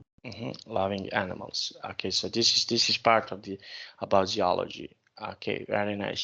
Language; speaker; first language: English; non-native, fluent; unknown